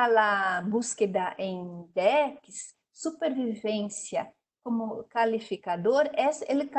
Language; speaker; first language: Spanish; non-native, learner; Portuguese